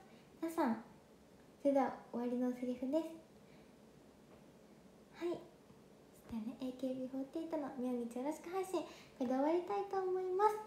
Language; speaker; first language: Japanese; native; Japanese